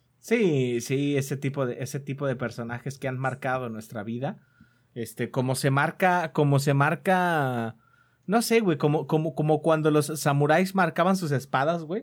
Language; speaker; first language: Spanish; native; Spanish